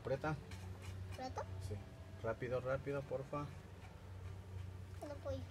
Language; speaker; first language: Spanish; native; Spanish